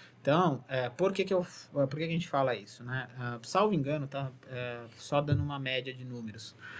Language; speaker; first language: Portuguese; native; Portuguese